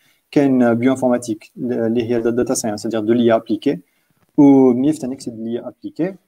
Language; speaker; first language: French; non-native, local second language; Arabic